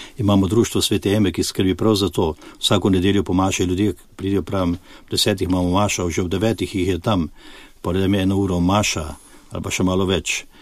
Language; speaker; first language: Slovenian; native; Slovenian